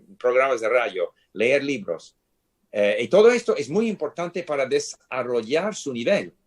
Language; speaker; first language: Spanish; non-native, fluent; English